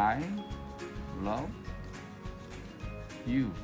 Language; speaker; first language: English; non-native, learner; Korean